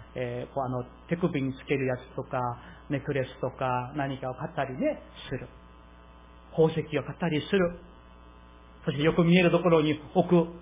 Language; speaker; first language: Japanese; non-native, fluent; Korean